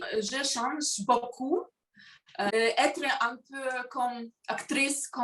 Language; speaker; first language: French; non-native, learner; Russian